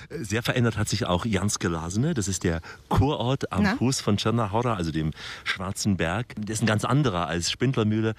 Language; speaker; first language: German; native; German